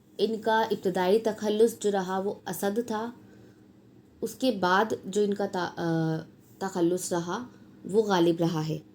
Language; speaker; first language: Urdu; native; Urdu